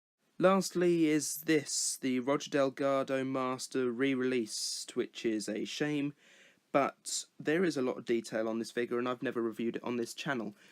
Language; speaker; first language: English; native; English